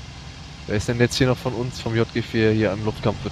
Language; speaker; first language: German; native; German